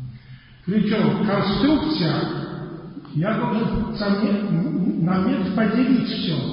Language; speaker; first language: Russian; non-native, fluent; Polish